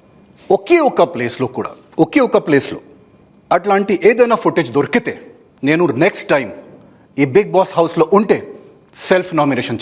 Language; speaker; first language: Telugu; non-native, fluent; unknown